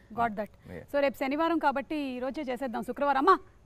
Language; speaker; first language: Telugu; native; Telugu